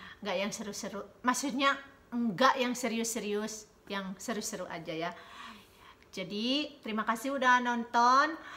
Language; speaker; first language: Indonesian; native; Indonesian